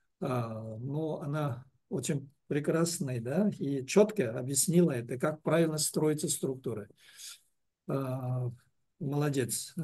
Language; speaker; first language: Russian; non-native, learner; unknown